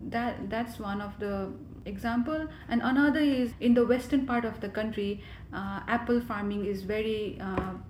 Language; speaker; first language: English; non-native, local second language; Nepali